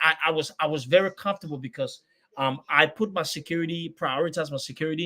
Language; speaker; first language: English; native; English